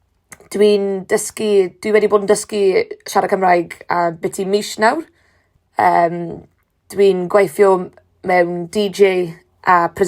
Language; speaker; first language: Welsh; non-native, learner; English